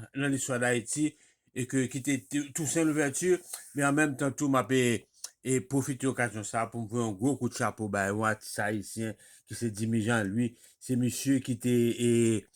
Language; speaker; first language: French; non-native, local second language; Haitian Creole